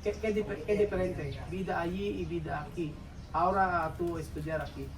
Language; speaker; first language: Spanish; non-native, learner; Filipino